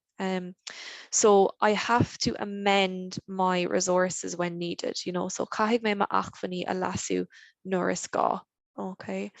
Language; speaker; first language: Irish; non-native, local second language; English